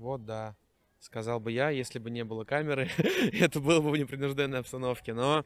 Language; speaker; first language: Russian; native; Russian